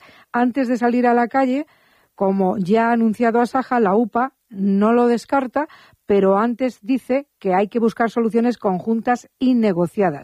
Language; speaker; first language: Spanish; native; Spanish